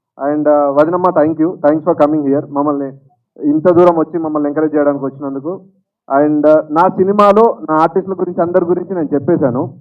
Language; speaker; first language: Telugu; native; Telugu